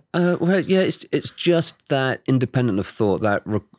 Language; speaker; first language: English; native; English